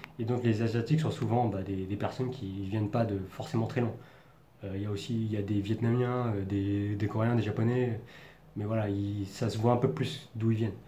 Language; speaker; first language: French; native; French